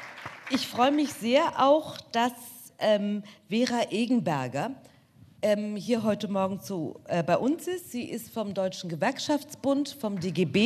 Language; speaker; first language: German; native; German